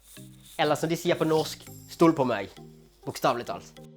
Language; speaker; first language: Norwegian; native; Norwegian